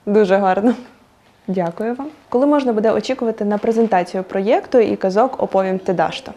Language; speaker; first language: Ukrainian; native; Ukrainian